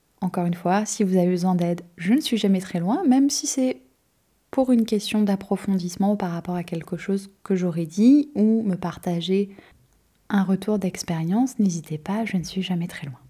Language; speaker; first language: French; native; French